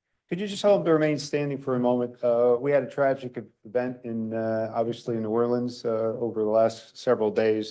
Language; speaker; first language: English; native; English